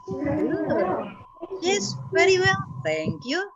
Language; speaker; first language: English; non-native, fluent; Indonesian